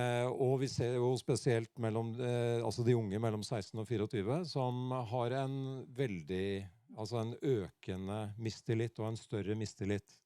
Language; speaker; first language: Norwegian; native; Norwegian